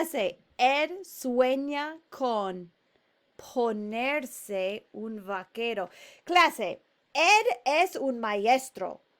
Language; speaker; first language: Spanish; non-native, fluent; English